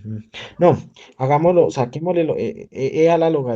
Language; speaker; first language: Spanish; native; Spanish